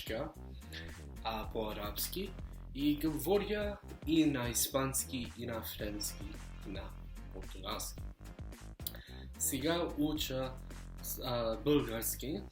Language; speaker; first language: Bulgarian; non-native, learner; English